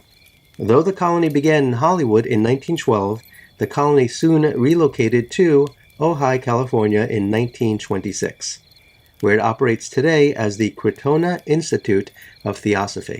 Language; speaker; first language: English; native; English